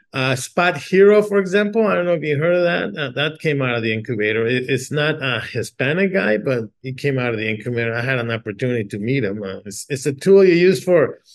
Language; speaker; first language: English; native; English